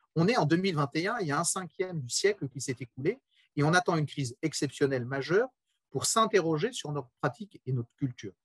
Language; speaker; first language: French; native; French